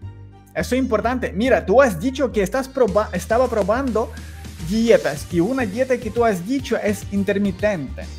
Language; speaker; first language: Spanish; non-native, learner; Ukrainian